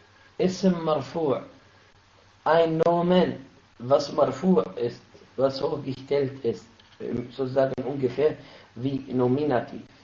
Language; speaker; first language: German; non-native, fluent; Arabic